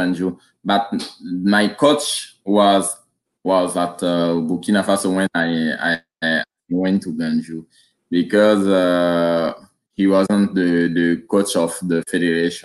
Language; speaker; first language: English; non-native, learner; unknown